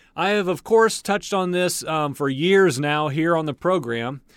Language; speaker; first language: English; native; English